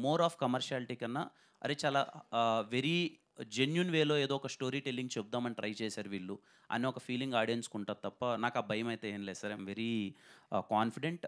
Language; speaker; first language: Telugu; native; Telugu